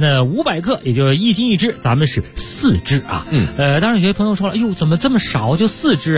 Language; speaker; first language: Chinese; native; Chinese